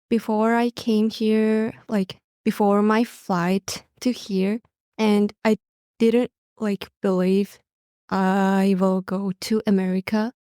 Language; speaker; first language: English; non-native, learner; Mongolian